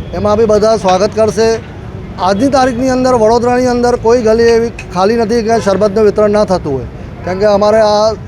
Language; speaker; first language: Gujarati; non-native, local second language; Sindhi